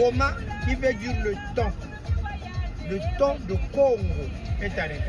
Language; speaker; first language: French; non-native, local second language; Kongo